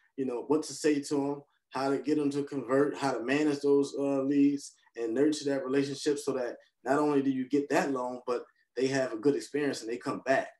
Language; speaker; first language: English; native; English